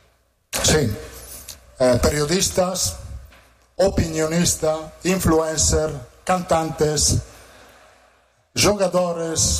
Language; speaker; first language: Portuguese; non-native, fluent; Italian